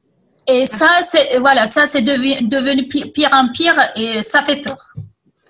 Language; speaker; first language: French; non-native, fluent; Kurdish